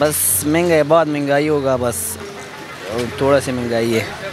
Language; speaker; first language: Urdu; non-native, local second language; Pashto